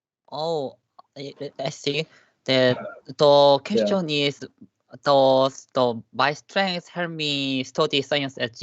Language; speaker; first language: English; non-native, learner; Korean